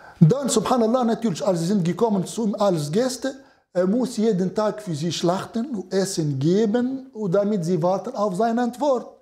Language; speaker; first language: German; non-native, learner; Arabic